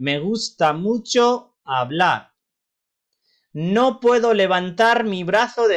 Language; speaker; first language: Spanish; non-native, fluent; Urdu